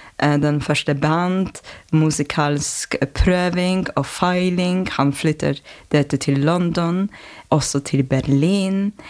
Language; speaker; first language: Norwegian; non-native, fluent; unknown